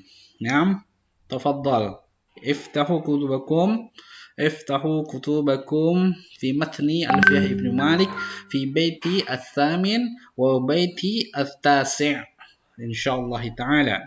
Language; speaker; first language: Arabic; non-native, fluent; Indonesian